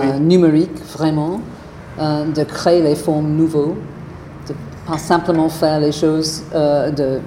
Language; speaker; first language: French; non-native, fluent; English